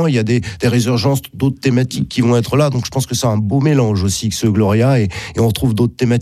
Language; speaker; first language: French; native; French